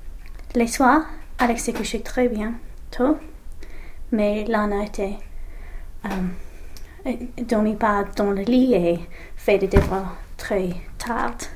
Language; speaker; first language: French; non-native, learner; English